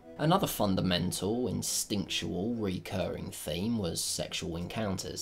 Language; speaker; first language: English; native; English